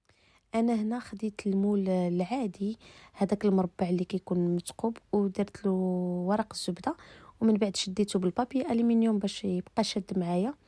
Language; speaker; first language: Arabic; native; Arabic